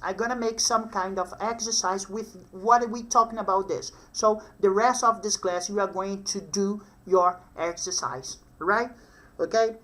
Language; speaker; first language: English; non-native, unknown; Portuguese